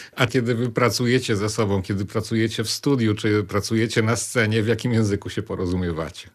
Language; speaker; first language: Polish; native; Polish